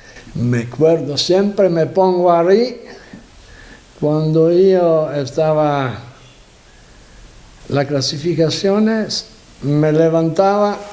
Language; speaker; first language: Spanish; non-native, learner; Italian